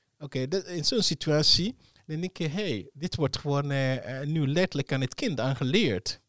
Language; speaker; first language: Dutch; non-native, fluent; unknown